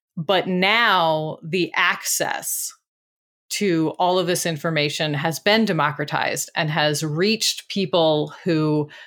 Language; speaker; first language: English; native; English